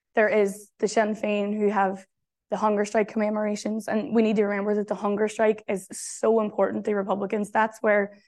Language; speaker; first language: English; native; English